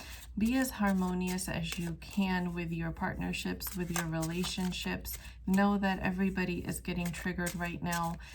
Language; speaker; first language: English; native; English